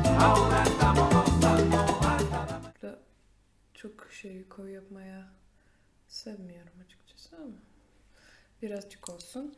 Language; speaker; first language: Turkish; non-native, fluent; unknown